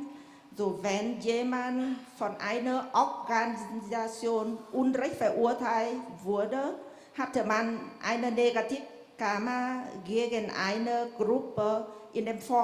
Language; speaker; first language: German; non-native, fluent; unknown